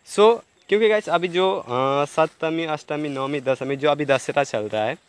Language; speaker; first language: Hindi; non-native, local second language; Nepali